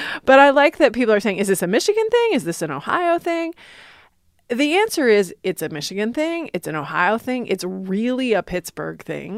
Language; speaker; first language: English; native; English